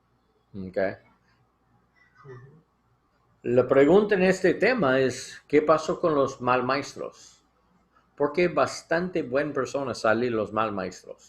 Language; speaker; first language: Spanish; non-native, learner; English